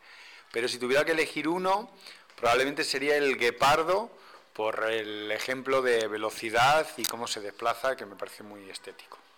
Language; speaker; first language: Spanish; native; Spanish